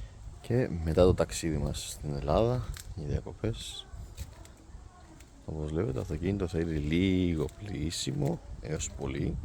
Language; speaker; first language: Greek; early bilingual, heritage; Greek